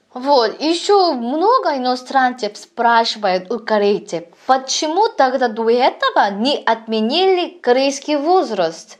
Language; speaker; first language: Russian; non-native, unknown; Korean